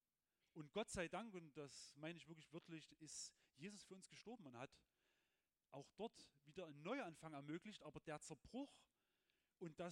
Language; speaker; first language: German; native; German